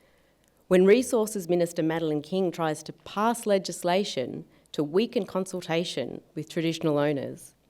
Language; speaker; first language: English; native; English